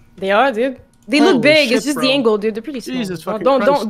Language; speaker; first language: English; non-native, fluent; French